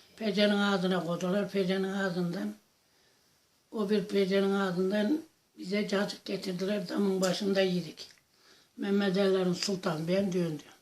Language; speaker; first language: Turkish; native; Turkish